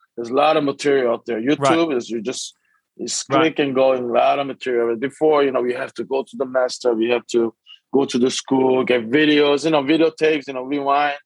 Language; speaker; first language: English; early bilingual, other home language; Korean